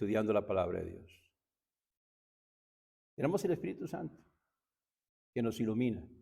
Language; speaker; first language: Spanish; native; Spanish